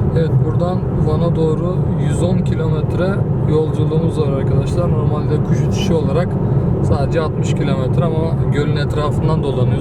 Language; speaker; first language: Turkish; native; Turkish